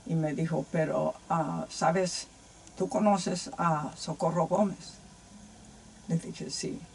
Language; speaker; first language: Spanish; native; Spanish